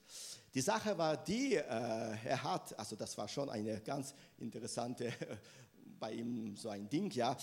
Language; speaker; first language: German; non-native, fluent; Russian